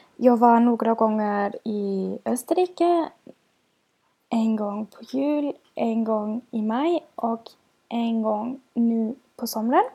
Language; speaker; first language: Swedish; non-native, learner; German